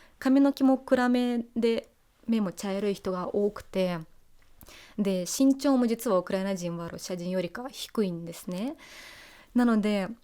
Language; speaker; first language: Japanese; non-native, fluent; Russian